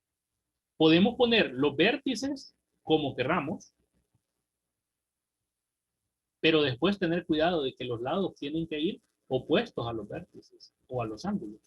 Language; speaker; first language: Spanish; native; Spanish